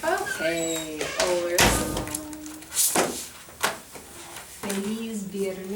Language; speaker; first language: Spanish; non-native, fluent; English